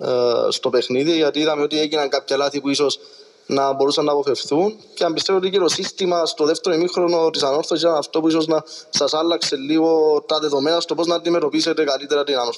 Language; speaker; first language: Greek; non-native, learner; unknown